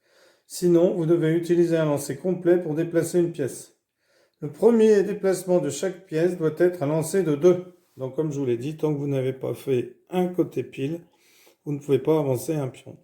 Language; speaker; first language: French; native; French